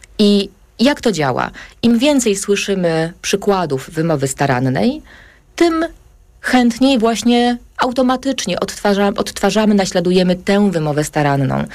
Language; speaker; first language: Polish; native; Polish